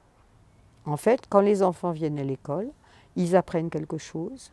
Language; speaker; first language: French; native; French